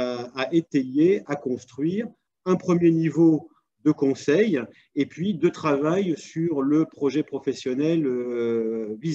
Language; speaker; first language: French; native; French